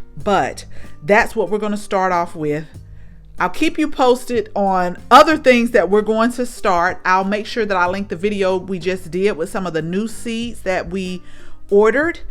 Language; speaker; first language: English; native; English